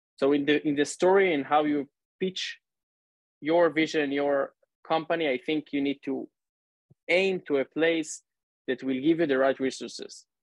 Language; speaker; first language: English; non-native, fluent; Hebrew